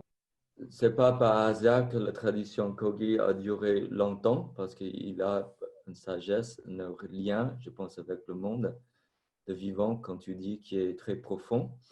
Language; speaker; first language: French; non-native, fluent; Vietnamese